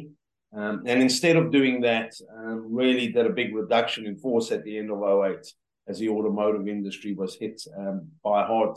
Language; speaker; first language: English; native; English